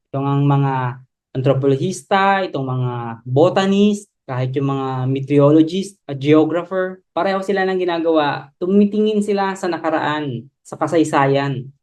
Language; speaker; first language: Filipino; native; Filipino